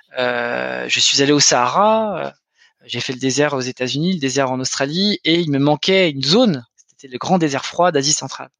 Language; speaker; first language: French; native; French